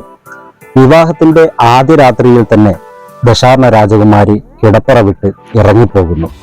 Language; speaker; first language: Malayalam; native; Malayalam